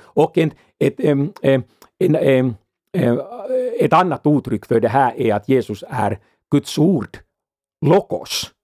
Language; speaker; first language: Swedish; non-native, fluent; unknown